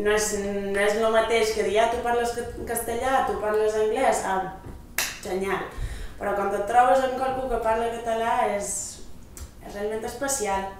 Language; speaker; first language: Catalan; non-native, local second language; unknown